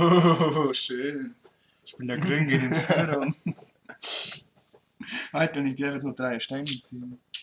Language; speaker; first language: German; native; German